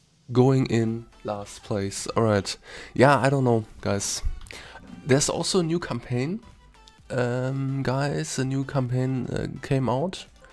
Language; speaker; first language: English; non-native, fluent; German